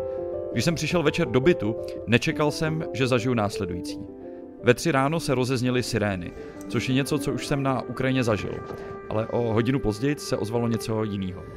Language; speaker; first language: Czech; native; Czech